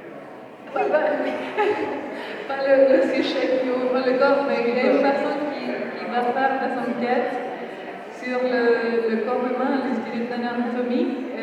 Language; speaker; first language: French; non-native, fluent; Spanish